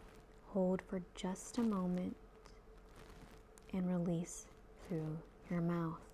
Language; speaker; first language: English; native; English